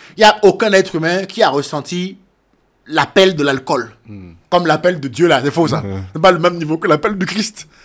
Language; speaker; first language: French; native; French